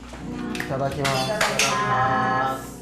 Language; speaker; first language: Japanese; non-native, learner; Chinese